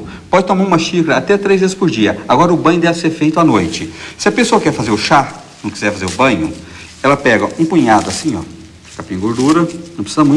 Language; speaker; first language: Portuguese; native; Portuguese